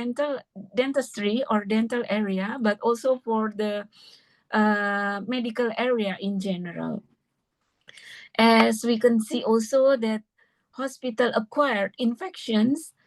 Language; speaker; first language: English; non-native, fluent; Indonesian